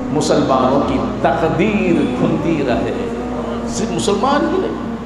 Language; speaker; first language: Urdu; native; Urdu